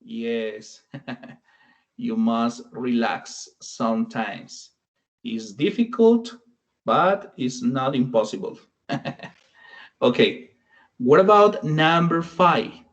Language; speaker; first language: English; non-native, fluent; Spanish